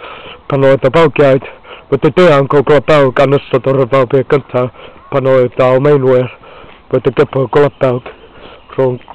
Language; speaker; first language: Welsh; non-native, learner; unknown